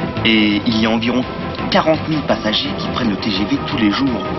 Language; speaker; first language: French; native; French